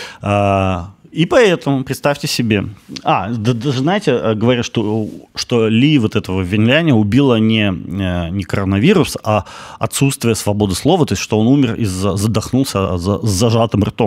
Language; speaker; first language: Russian; native; Russian